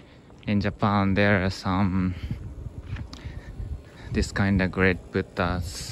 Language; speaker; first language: English; non-native, learner; Japanese